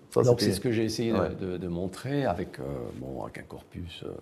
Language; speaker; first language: French; non-native, local second language; Arabic